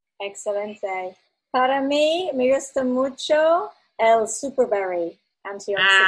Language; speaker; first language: Spanish; non-native, fluent; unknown